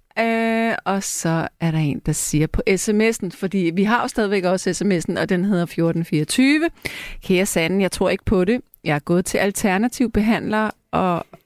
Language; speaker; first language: Danish; native; Danish